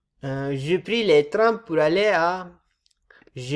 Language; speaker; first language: French; non-native, learner; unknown